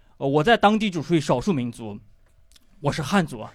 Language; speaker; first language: Chinese; native; Chinese